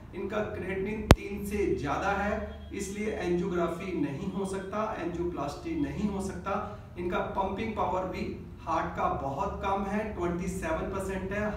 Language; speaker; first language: Hindi; native; Hindi